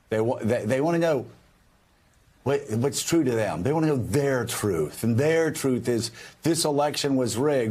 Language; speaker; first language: English; native; English